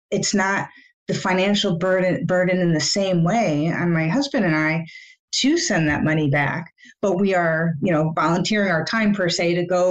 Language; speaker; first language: English; native; English